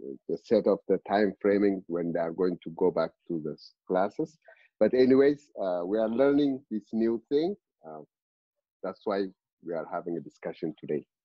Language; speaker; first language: English; non-native, fluent; Amharic